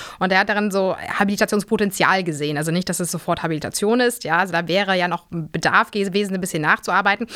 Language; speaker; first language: German; early bilingual, other home language; Polish